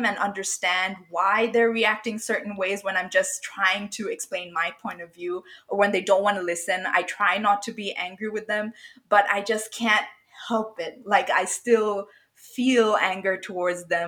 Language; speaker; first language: English; non-native, local second language; Bangla